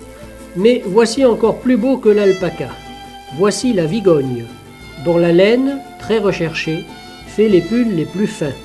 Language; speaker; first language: French; native; French